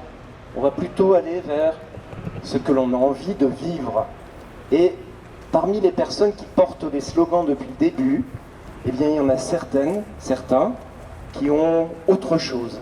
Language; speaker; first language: French; native; French